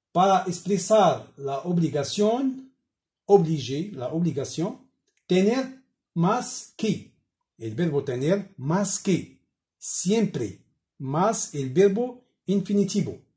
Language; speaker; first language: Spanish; non-native, learner; Arabic